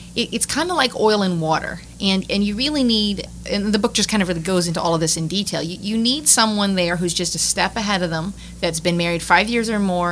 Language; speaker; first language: English; native; English